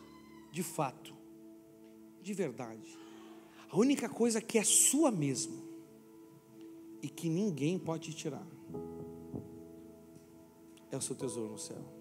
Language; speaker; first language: Portuguese; native; Portuguese